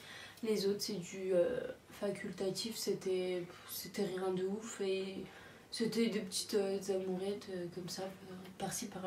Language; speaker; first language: French; native; French